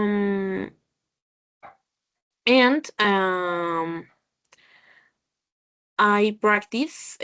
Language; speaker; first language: English; non-native, learner; Spanish